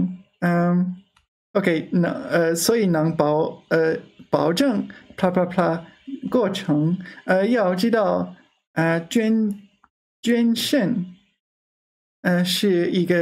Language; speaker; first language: Chinese; non-native, learner; English